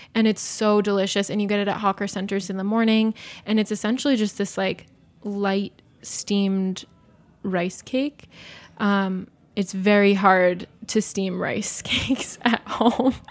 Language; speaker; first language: English; native; English